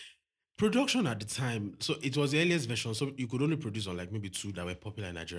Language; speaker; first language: English; non-native, local second language; Yoruba